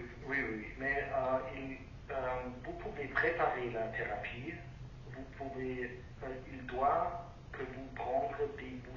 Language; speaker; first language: French; non-native, learner; German